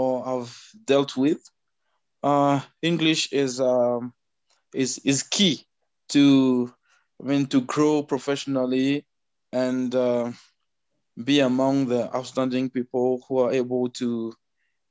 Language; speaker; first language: English; non-native, fluent; French